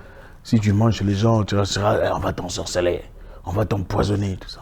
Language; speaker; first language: French; native; French